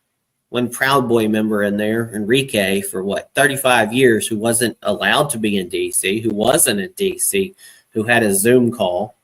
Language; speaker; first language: English; native; English